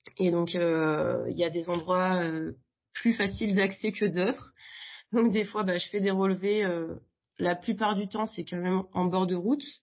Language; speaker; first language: French; native; French